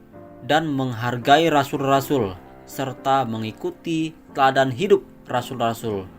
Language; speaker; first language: Indonesian; native; Indonesian